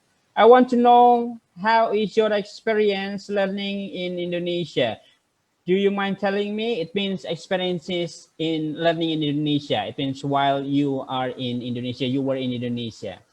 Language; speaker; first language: English; non-native, fluent; Indonesian